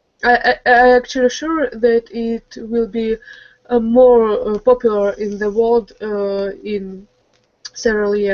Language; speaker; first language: English; non-native, learner; Russian